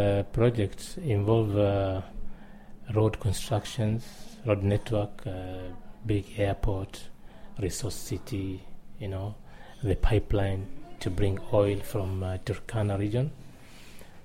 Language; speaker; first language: English; non-native, local second language; Swahili